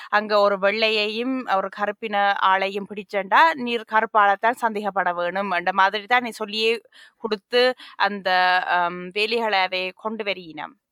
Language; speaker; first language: Tamil; early bilingual, heritage; Tamil